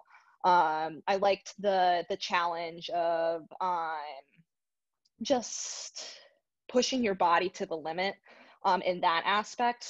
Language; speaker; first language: English; native; English